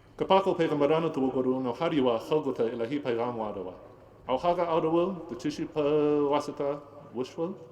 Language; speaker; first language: Pashto; non-native, fluent; English